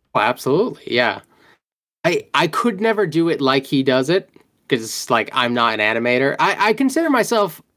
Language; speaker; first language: English; native; English